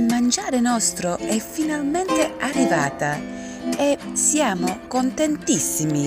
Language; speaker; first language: Italian; non-native, learner; English